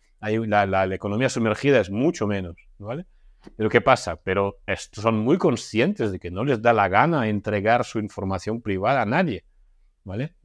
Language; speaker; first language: Spanish; non-native, fluent; Russian